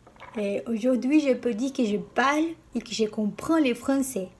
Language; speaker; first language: French; non-native, learner; Portuguese